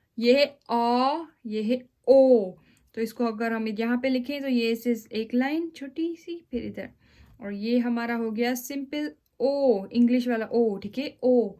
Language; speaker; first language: Urdu; native; Urdu